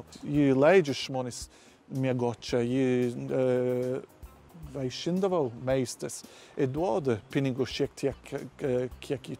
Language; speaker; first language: Lithuanian; non-native, learner; English